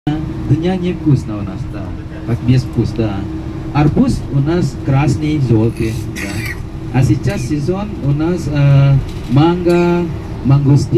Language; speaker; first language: Russian; non-native, fluent; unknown